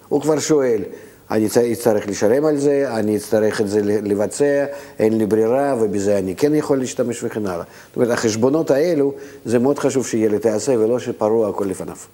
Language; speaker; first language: Hebrew; non-native, fluent; Russian